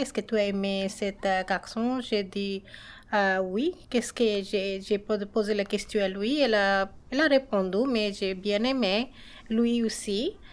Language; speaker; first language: French; non-native, learner; Bangla